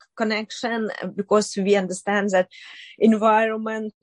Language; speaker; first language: English; non-native, learner; Ukrainian